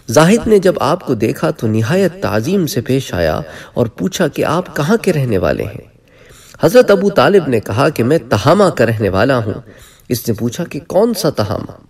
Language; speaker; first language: Urdu; native; Urdu